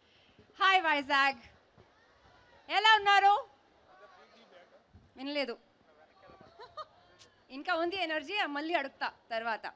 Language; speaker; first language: Telugu; non-native, learner; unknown